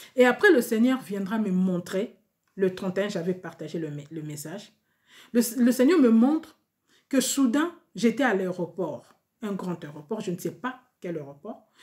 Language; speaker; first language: French; non-native, local second language; Lingala